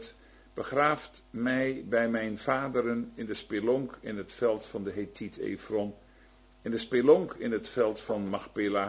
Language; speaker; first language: Dutch; native; Dutch